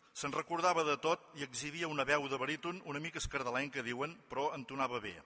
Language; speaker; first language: Catalan; native; Catalan